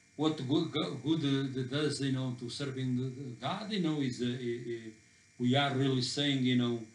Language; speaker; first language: English; non-native, fluent; Portuguese